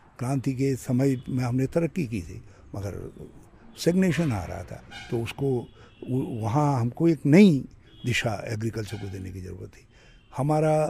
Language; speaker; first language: Hindi; native; Hindi